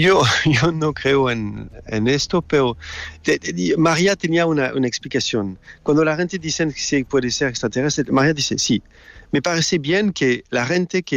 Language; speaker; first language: Spanish; non-native, learner; French